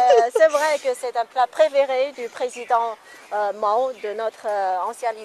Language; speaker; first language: French; non-native, fluent; Chinese